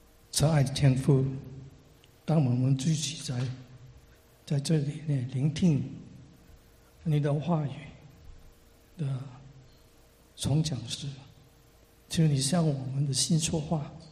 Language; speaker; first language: Chinese; non-native, learner; English